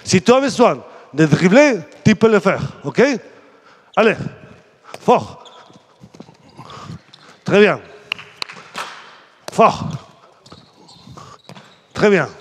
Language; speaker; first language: French; non-native, fluent; Spanish